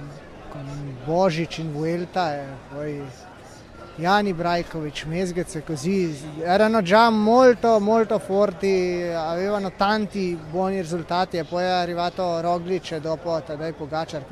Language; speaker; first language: Italian; non-native, fluent; Slovenian